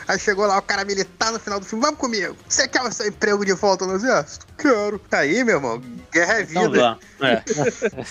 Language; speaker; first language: Portuguese; native; Portuguese